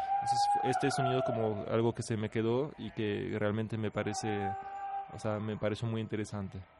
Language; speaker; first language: Spanish; non-native, fluent; French